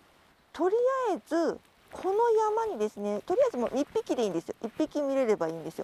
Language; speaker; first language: Japanese; native; Japanese